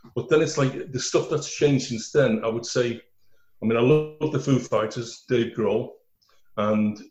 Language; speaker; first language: English; native; English